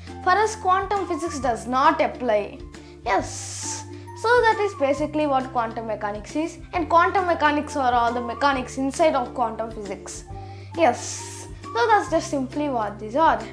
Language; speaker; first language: English; early bilingual, other home language; Telugu